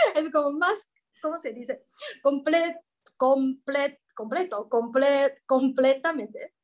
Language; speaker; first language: Spanish; non-native, learner; Chinese